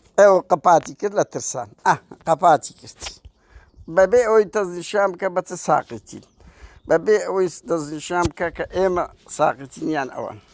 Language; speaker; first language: Central Kurdish; native; Central Kurdish